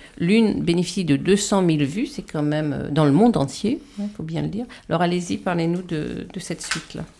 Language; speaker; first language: French; native; French